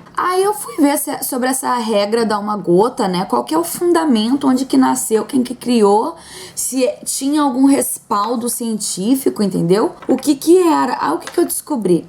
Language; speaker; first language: Portuguese; native; Portuguese